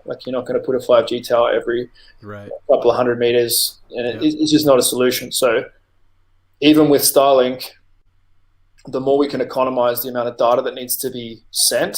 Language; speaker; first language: English; native; English